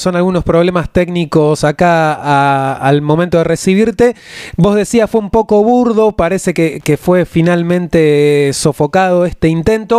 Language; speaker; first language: Spanish; native; Spanish